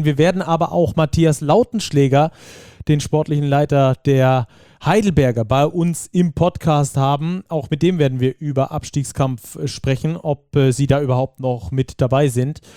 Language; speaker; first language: German; native; German